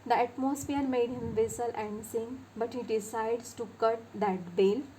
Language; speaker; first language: English; non-native, local second language; Marathi